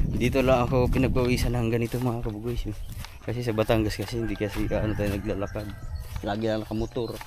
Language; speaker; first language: Filipino; non-native, local second language; Cebuano